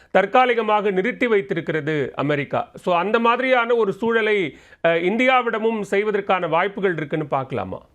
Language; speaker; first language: Tamil; native; Tamil